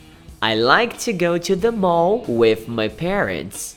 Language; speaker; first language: English; non-native, fluent; Portuguese